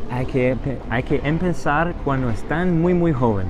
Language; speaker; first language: Spanish; non-native, fluent; English